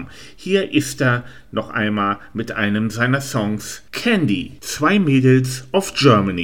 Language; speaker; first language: German; native; German